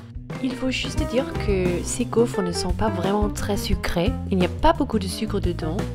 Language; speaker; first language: French; non-native, fluent; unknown